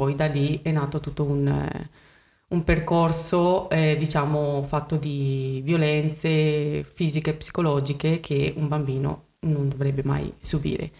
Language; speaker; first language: Italian; early bilingual, other home language; Spanish